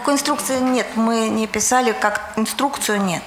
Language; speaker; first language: Russian; native; Russian